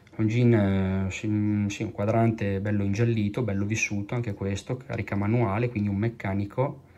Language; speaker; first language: Italian; native; Italian